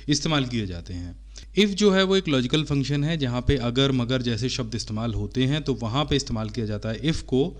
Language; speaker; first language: Hindi; native; Hindi